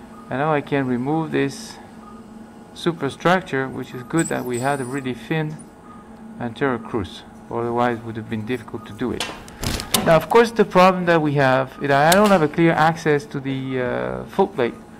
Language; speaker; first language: English; non-native, fluent; French